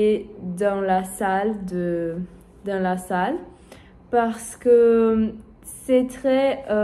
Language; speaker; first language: French; non-native, learner; Portuguese